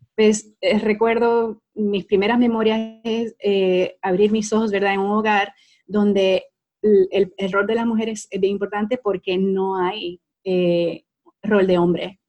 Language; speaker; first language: Spanish; native; Spanish